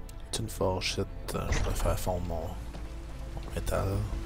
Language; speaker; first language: French; native; French